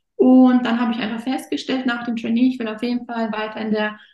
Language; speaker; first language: German; early bilingual, other home language; Russian